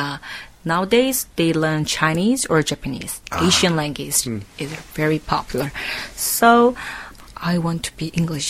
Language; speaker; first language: English; non-native, learner; Korean